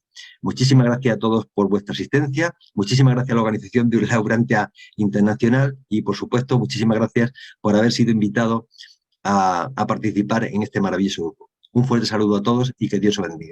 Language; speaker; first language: Spanish; native; Spanish